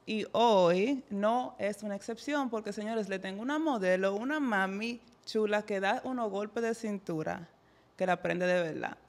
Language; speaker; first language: Spanish; native; Spanish